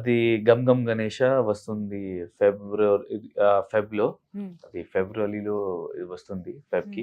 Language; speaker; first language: Telugu; non-native, learner; Hindi